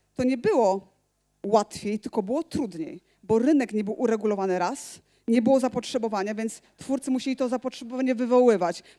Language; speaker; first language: Polish; native; Polish